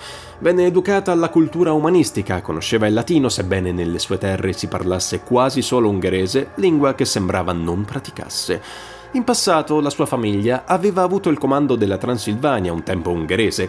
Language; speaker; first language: Italian; native; Italian